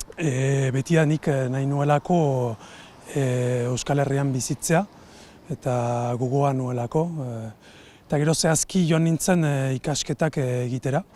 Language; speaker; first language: Basque; non-native, fluent; Spanish